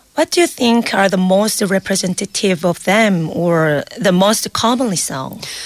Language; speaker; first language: English; non-native, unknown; Korean